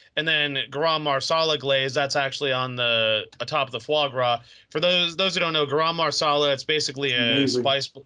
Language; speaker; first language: English; native; English